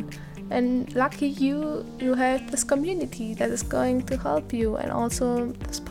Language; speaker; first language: English; non-native, fluent; Italian